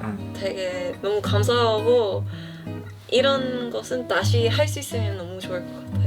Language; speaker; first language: Korean; non-native, fluent; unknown